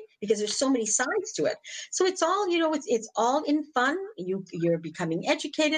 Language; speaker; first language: English; native; English